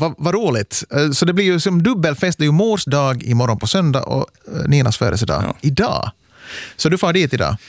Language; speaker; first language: Swedish; native; Swedish